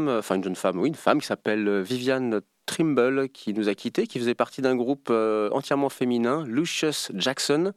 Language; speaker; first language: French; native; French